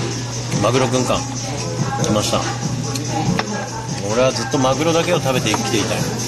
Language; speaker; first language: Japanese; non-native, fluent; Korean